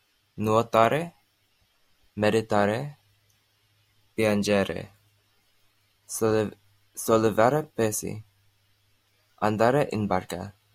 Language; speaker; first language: Italian; non-native, learner; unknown